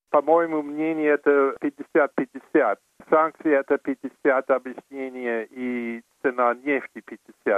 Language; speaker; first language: Russian; non-native, fluent; English